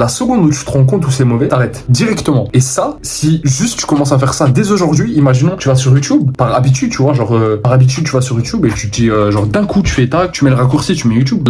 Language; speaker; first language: French; native; French